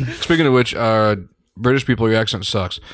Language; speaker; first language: English; native; English